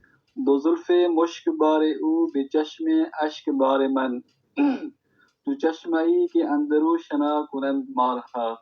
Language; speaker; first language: Persian; non-native, learner; Urdu